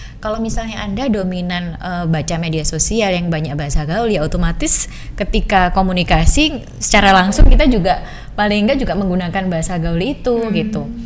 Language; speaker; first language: Indonesian; native; Indonesian